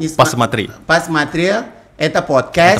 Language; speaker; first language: Russian; non-native, learner; Indonesian